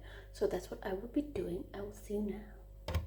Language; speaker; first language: English; native; English